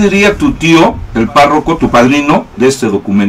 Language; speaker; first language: Spanish; native; Spanish